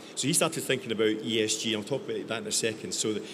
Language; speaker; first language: English; native; English